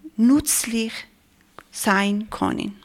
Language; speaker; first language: German; non-native, learner; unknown